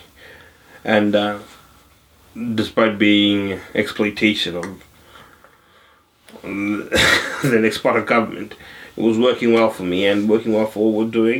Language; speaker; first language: English; non-native, local second language; Shona